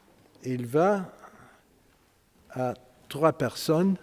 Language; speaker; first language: French; non-native, fluent; Romanian